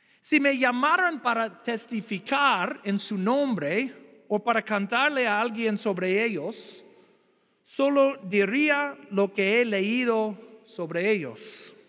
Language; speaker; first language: Spanish; non-native, fluent; English